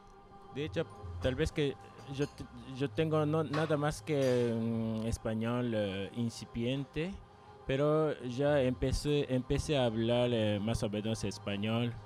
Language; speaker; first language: Spanish; non-native, learner; Japanese